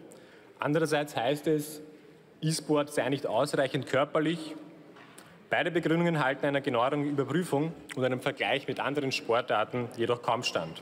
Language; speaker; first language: German; native; German